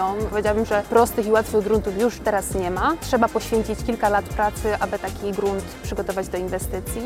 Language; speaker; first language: Polish; native; Polish